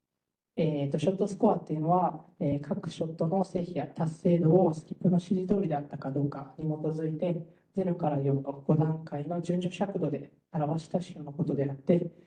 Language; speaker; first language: Japanese; native; Japanese